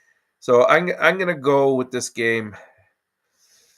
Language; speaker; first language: English; native; English